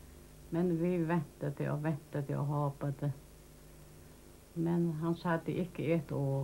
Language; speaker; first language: Danish; non-native, local second language; Faroese